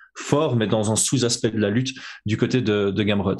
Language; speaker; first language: French; native; French